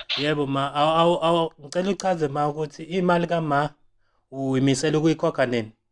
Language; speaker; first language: Zulu; native; Zulu